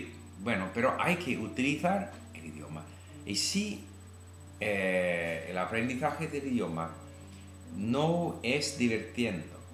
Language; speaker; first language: Spanish; non-native, fluent; English